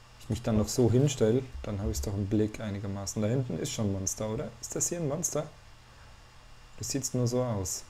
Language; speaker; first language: German; native; German